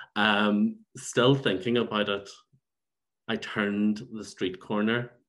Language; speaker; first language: English; native; English